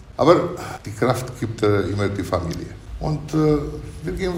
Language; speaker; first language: German; early bilingual, heritage; German